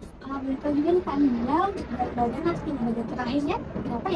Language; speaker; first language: Indonesian; native; Indonesian